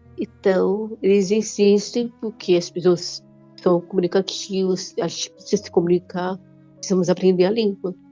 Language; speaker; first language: Portuguese; non-native, local second language; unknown